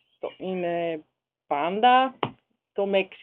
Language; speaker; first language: Greek; non-native, learner; German